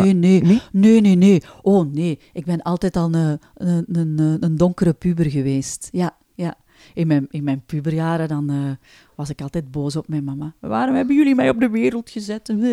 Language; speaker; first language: Dutch; native; Dutch